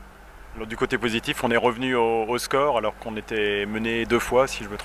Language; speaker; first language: French; native; French